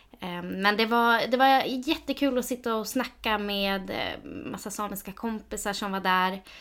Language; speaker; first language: Swedish; native; Swedish